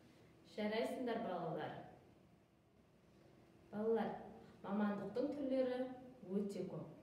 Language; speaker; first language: Kazakh; native; Kazakh